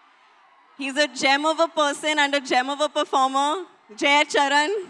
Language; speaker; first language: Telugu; non-native, local second language; Hindi